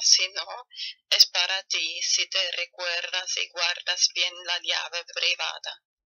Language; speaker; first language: Spanish; non-native, fluent; German